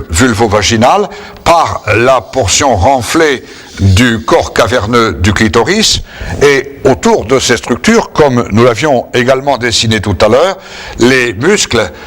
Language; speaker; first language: French; native; French